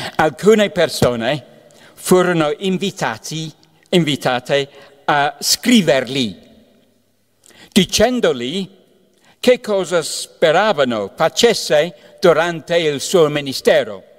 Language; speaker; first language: Italian; non-native, fluent; English